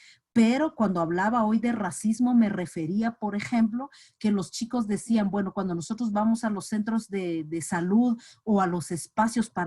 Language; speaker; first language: Spanish; native; Spanish